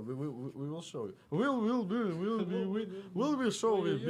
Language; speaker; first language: English; non-native, fluent; Russian